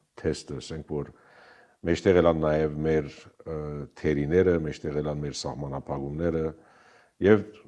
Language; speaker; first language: Armenian; early bilingual, heritage; Armenian